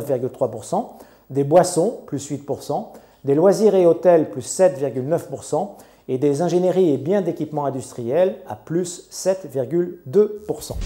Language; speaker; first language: French; non-native, local second language; Arabic